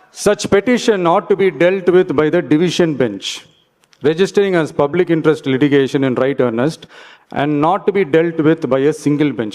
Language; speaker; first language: English; non-native, local second language; Tamil